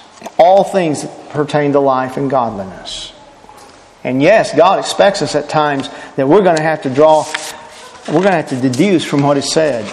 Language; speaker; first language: English; native; English